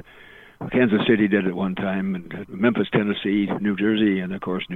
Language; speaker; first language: English; native; English